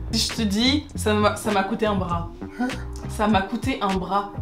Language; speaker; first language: French; native; French